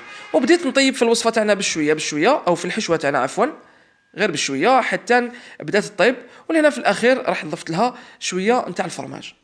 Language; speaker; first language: Arabic; native; Arabic